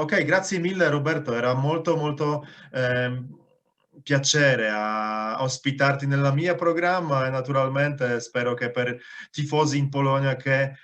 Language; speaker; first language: Italian; non-native, fluent; Polish